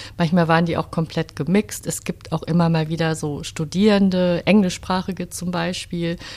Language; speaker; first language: German; native; German